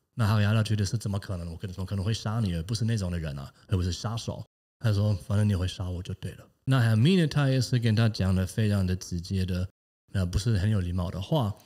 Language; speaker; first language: Chinese; non-native, fluent; German